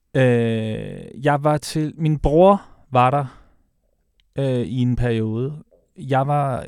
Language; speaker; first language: Danish; native; Danish